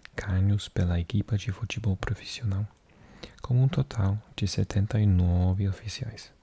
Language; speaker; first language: Portuguese; non-native, learner; English